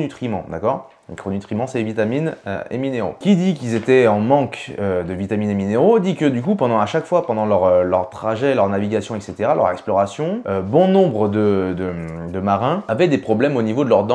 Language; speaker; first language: French; native; French